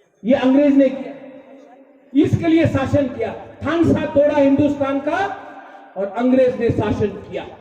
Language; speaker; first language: Hindi; non-native, local second language; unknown